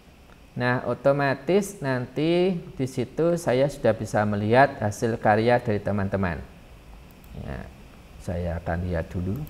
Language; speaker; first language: Indonesian; native; Indonesian